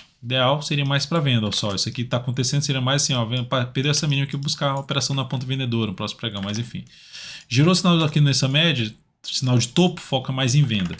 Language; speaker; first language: Portuguese; native; Portuguese